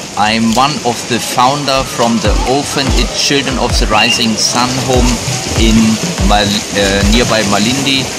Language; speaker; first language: English; non-native, fluent; German